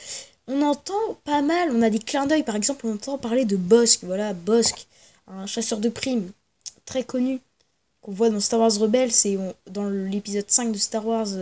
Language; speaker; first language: French; native; French